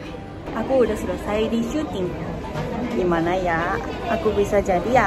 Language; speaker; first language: Indonesian; non-native, learner; Japanese